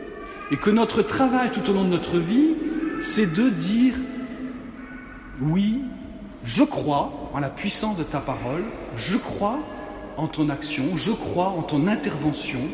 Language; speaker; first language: French; native; French